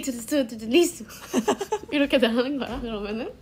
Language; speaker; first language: Korean; non-native, fluent; Thai